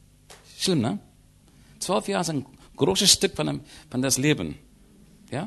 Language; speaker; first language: German; non-native, learner; English